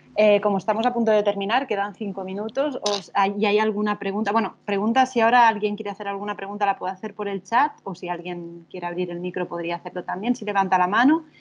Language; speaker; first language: Spanish; non-native, local second language; Catalan